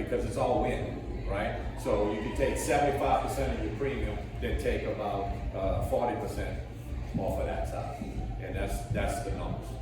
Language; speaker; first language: English; native; English